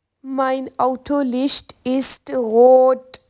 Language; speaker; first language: German; non-native, learner; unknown